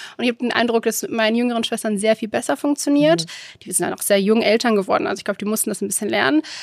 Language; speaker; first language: German; early bilingual, other home language; Arabic